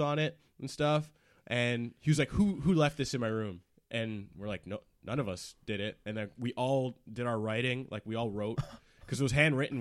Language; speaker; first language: English; native; English